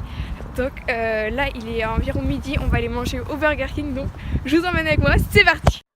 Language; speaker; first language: French; native; French